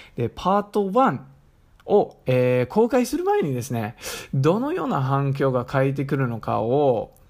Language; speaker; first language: Japanese; non-native, fluent; English